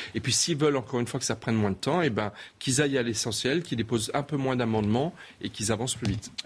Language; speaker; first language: French; native; French